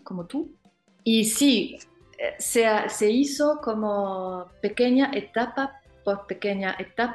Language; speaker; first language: Spanish; non-native, fluent; French